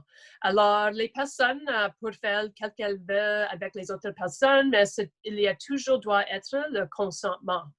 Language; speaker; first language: French; non-native, local second language; English